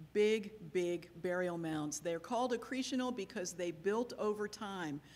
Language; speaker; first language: English; native; English